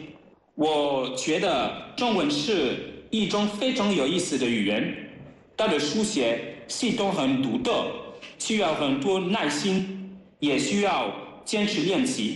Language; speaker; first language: Chinese; non-native, learner; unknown